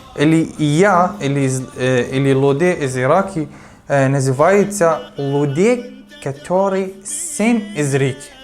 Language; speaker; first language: Russian; non-native, learner; Arabic